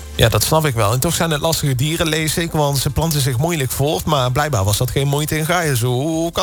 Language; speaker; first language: Dutch; native; Dutch